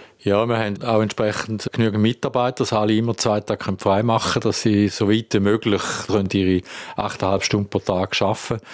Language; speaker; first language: German; native; German